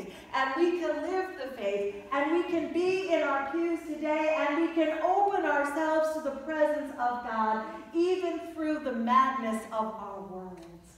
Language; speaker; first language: English; native; English